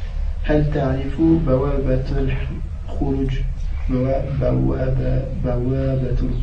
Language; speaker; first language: Arabic; non-native, learner; French